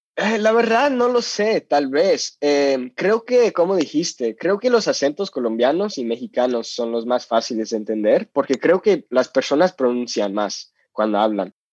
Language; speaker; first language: Spanish; non-native, fluent; English